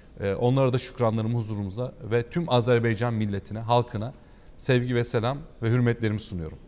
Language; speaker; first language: Turkish; native; Turkish